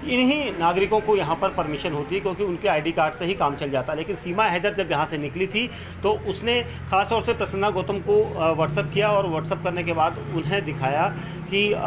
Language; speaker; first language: Hindi; native; Hindi